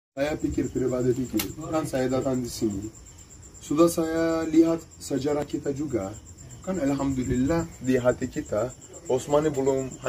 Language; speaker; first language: Indonesian; non-native, learner; Kurdish